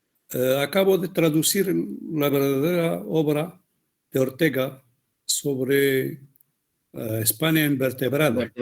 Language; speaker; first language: Spanish; non-native, fluent; Arabic